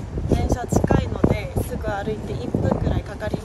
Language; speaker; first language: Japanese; non-native, learner; Korean